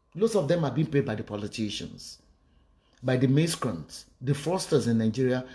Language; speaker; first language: English; non-native, local second language; Yoruba